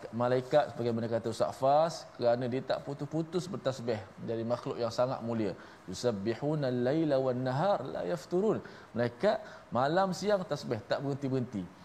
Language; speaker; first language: Malay; native; Malay